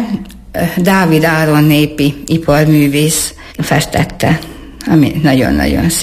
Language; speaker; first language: Hungarian; native; Hungarian